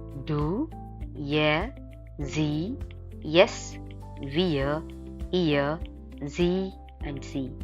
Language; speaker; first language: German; non-native, fluent; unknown